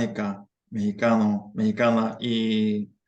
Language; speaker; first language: Spanish; non-native, fluent; English